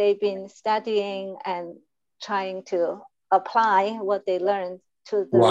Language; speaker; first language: English; non-native, learner; Chinese